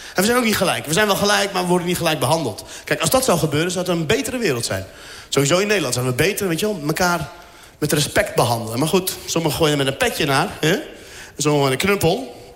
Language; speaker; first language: Dutch; early bilingual, other home language; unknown